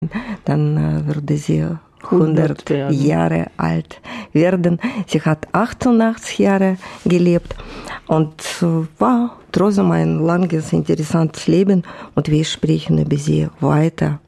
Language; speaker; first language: German; non-native, fluent; Russian